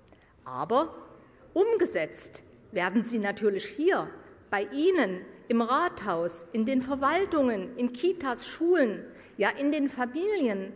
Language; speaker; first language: German; native; German